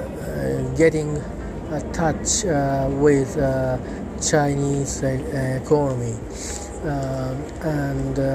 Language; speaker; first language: English; non-native, learner; Japanese